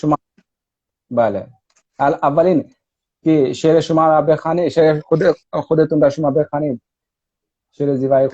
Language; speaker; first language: Persian; non-native, fluent; Hindi